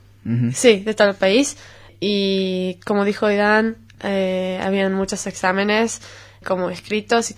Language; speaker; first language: Spanish; non-native, learner; Hebrew